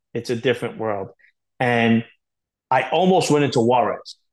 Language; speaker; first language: English; native; English